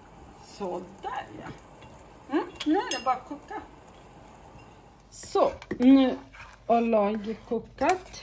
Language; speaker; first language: Swedish; non-native, fluent; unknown